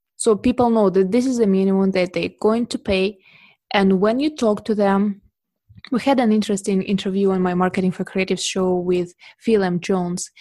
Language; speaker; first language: English; non-native, fluent; Russian